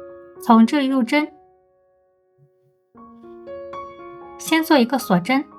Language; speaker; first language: Chinese; native; Chinese